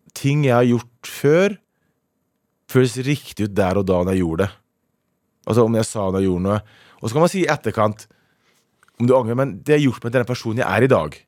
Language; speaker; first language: Norwegian; native; Norwegian